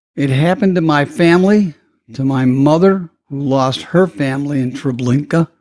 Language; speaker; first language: English; native; English